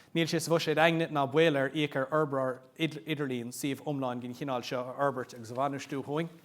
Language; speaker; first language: Irish; non-native, local second language; English